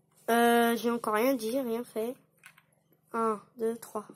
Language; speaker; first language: French; native; French